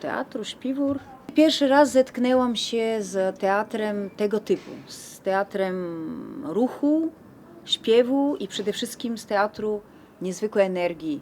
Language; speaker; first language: Polish; non-native, fluent; Bulgarian